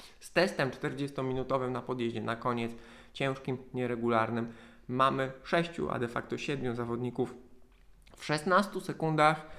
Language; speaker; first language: Polish; native; Polish